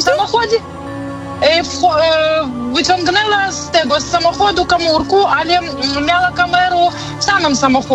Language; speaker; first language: Polish; non-native, learner; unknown